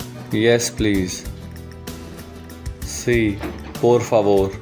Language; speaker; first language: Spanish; non-native, fluent; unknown